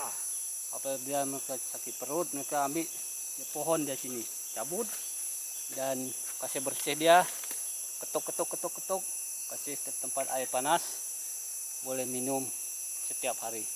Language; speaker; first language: Indonesian; non-native, local second language; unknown